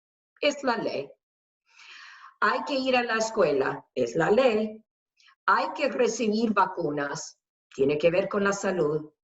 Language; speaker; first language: Spanish; non-native, fluent; English